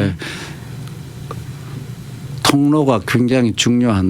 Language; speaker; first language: Korean; native; Korean